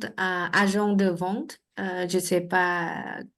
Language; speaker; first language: French; non-native, learner; Vietnamese